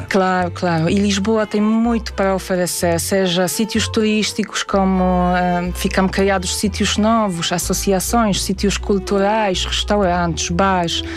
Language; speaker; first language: Portuguese; non-native, fluent; Polish